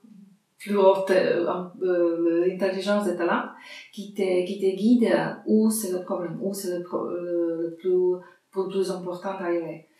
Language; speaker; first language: French; non-native, fluent; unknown